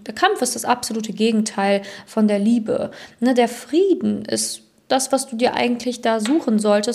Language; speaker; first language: German; native; German